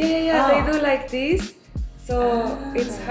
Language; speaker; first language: English; non-native, fluent; Spanish